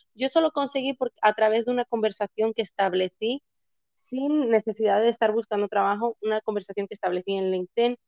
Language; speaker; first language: Spanish; native; Spanish